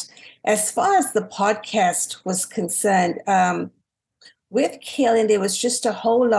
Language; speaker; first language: English; native; English